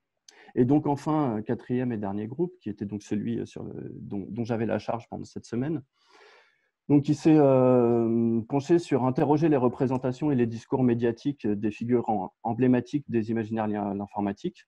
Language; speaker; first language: French; native; French